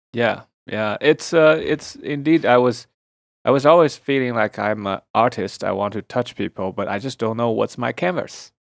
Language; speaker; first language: English; non-native, fluent; Chinese